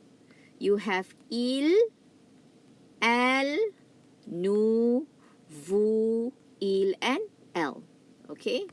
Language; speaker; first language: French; non-native, fluent; Malay